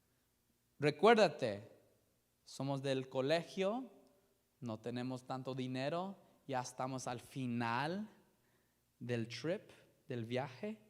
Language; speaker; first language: Spanish; non-native, learner; English